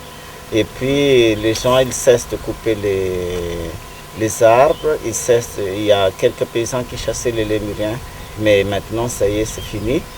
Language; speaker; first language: French; non-native, local second language; Malagasy